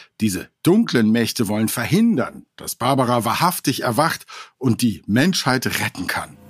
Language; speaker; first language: German; native; German